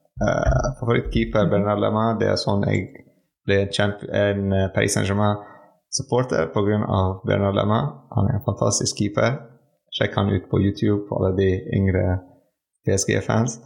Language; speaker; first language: Norwegian; non-native, fluent; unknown